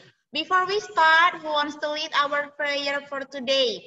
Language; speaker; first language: English; non-native, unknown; Indonesian